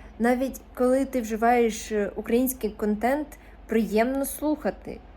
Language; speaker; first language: Ukrainian; non-native, local second language; Russian